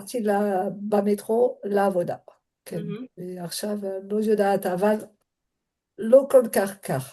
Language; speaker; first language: Hebrew; non-native, learner; French